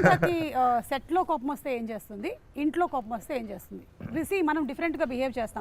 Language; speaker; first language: Telugu; native; Telugu